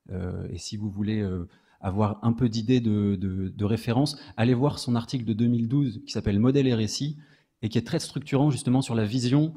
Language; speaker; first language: French; native; French